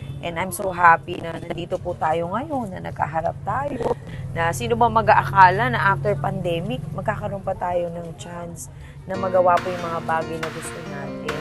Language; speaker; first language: Filipino; native; Filipino